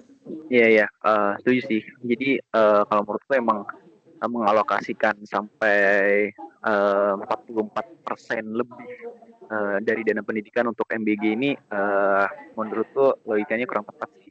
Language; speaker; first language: Indonesian; native; Indonesian